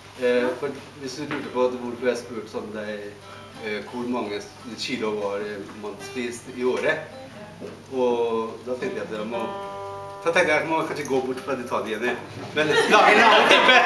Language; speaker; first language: Norwegian; non-native, fluent; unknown